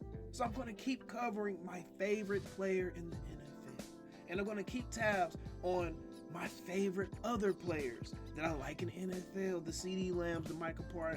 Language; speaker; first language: English; native; English